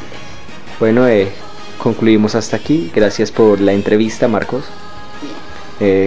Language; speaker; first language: Spanish; native; Spanish